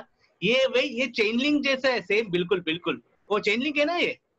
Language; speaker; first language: Hindi; non-native, local second language; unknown